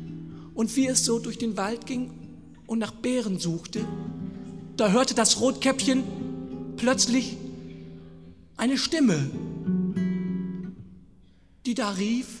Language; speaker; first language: German; native; German